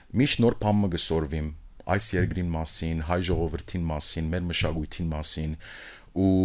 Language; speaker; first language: Armenian; early bilingual, heritage; Armenian